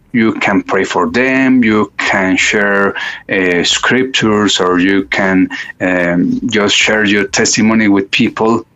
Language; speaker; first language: English; non-native, fluent; Spanish